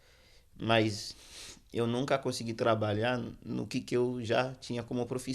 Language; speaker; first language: Portuguese; non-native, fluent; Haitian Creole